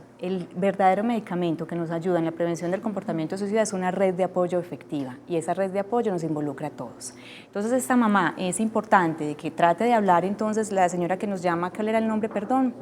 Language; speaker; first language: Spanish; native; Spanish